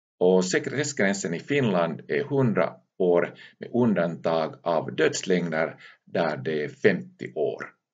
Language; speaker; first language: Swedish; non-native, local second language; Finnish